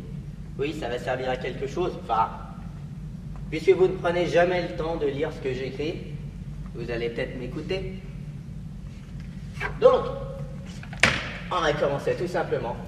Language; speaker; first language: French; native; French